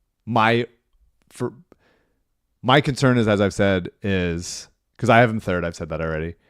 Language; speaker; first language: English; native; English